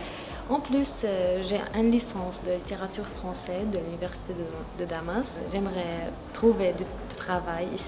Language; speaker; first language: French; non-native, fluent; Arabic